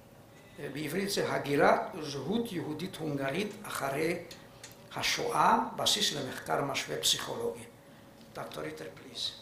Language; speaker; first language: Hebrew; non-native, fluent; Hungarian